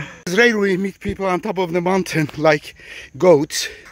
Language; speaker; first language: English; non-native, fluent; Turkish